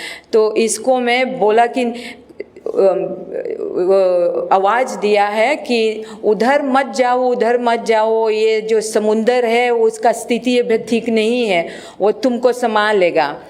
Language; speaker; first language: Hindi; non-native, local second language; Marathi